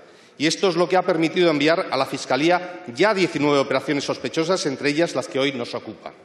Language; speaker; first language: Spanish; native; Spanish